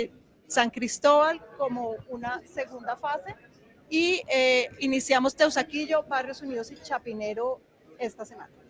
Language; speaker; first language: Spanish; native; Spanish